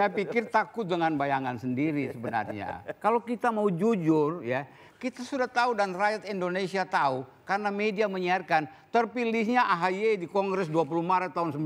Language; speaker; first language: Indonesian; native; Indonesian